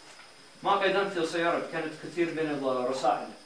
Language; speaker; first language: Arabic; non-native, learner; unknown